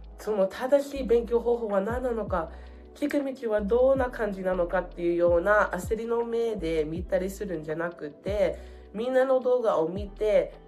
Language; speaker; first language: Japanese; non-native, fluent; English